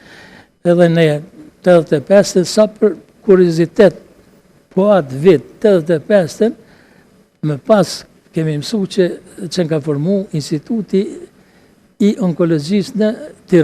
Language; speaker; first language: Albanian; native; Albanian